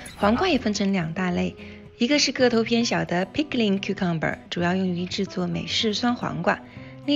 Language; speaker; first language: Chinese; native; Chinese